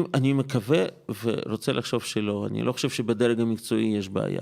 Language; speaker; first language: Hebrew; non-native, fluent; Russian